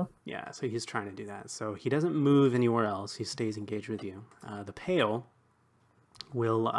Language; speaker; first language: English; native; English